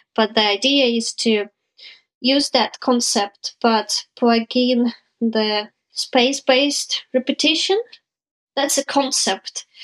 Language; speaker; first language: English; non-native, fluent; Ukrainian